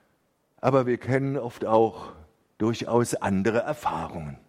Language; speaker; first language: German; native; German